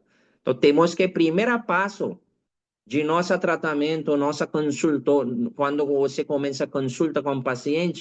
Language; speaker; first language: Portuguese; non-native, learner; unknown